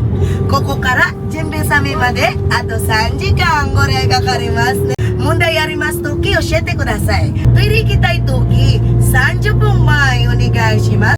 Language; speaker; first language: Japanese; non-native, learner; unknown